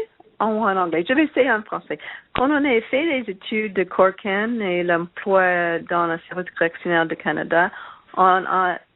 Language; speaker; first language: French; non-native, learner; English